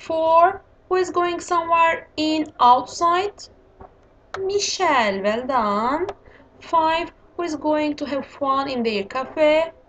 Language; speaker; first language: English; non-native, fluent; Turkish